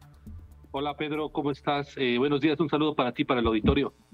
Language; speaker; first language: Spanish; native; Spanish